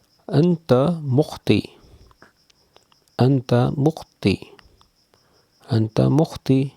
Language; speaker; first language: Arabic; non-native, fluent; Urdu